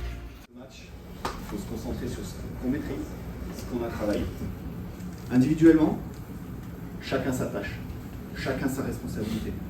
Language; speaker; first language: French; native; French